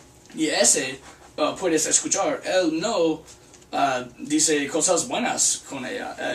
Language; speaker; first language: Spanish; non-native, learner; English